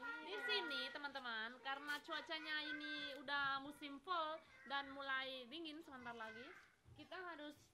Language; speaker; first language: Indonesian; non-native, fluent; English